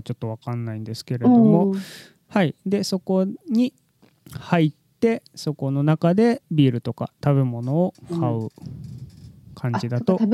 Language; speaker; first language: Japanese; native; Japanese